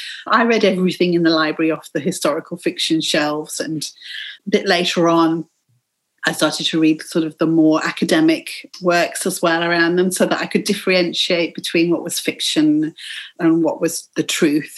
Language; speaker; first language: English; native; English